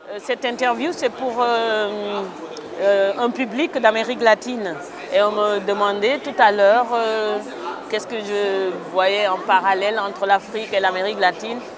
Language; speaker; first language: French; non-native, local second language; Wolof